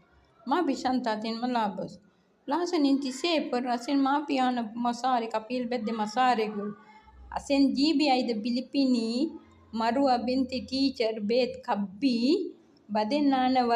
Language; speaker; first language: Arabic; non-native, learner; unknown